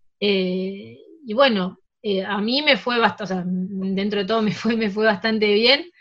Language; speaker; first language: Spanish; early bilingual, heritage; Spanish